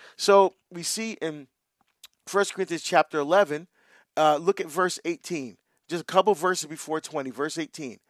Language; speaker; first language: English; native; English